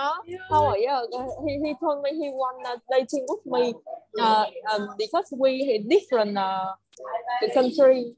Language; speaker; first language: English; non-native, learner; Vietnamese